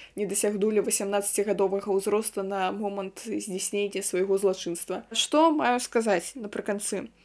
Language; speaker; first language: Belarusian; native; Belarusian